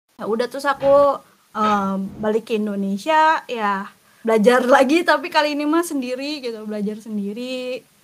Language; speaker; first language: Indonesian; native; Indonesian